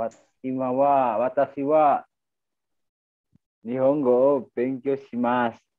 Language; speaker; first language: Japanese; non-native, learner; Indonesian